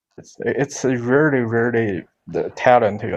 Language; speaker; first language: English; non-native, learner; Chinese